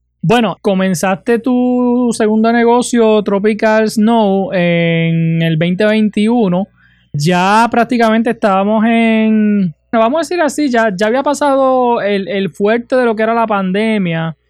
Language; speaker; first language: Spanish; native; Spanish